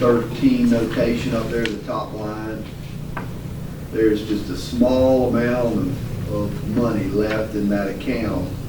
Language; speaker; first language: English; native; English